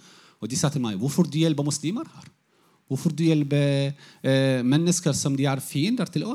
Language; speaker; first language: Norwegian; non-native, fluent; Arabic